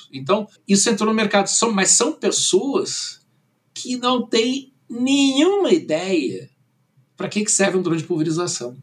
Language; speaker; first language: Portuguese; early bilingual, other home language; German